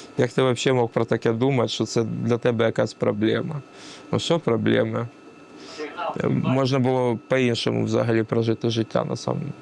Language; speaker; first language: Ukrainian; non-native, local second language; Russian